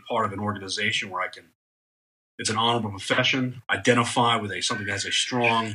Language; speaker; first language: English; native; English